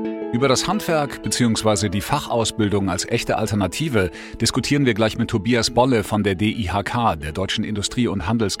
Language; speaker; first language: German; native; German